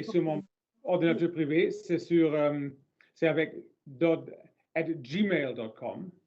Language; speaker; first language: French; non-native, learner; English